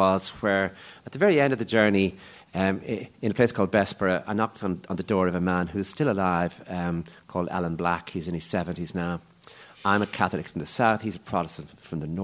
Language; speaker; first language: English; native; English